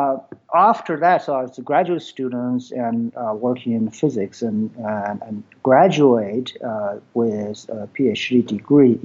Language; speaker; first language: English; non-native, fluent; Chinese